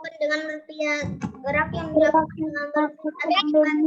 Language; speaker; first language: Malay; native; Malay